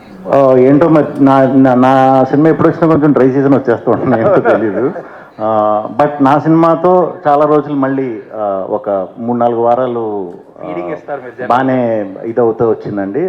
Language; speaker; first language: Telugu; native; Telugu